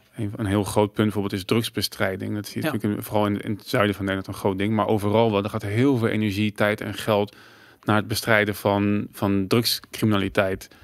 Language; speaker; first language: Dutch; early bilingual, other home language; English